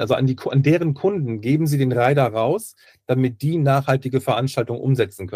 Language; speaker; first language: German; native; German